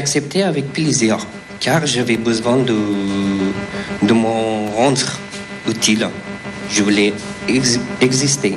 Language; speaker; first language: French; non-native, fluent; Persian